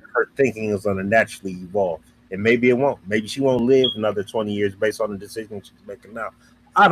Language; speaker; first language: English; native; English